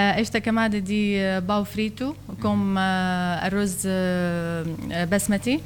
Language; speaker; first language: Portuguese; non-native, learner; Arabic